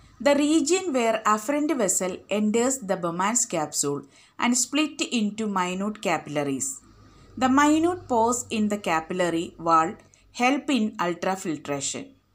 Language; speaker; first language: English; non-native, local second language; Malayalam